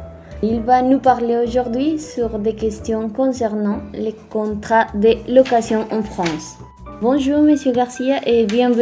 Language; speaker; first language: French; non-native, fluent; Spanish